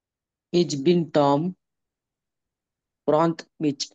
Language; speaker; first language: German; non-native, learner; Marathi